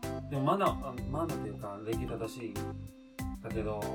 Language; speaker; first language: Japanese; non-native, fluent; Chinese